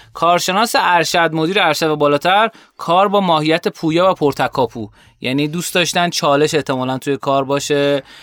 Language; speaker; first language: Persian; native; Persian